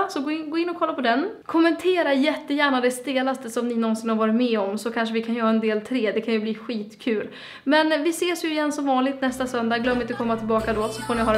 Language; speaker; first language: Swedish; native; Swedish